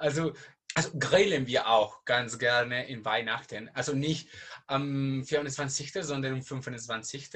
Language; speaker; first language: German; non-native, learner; Spanish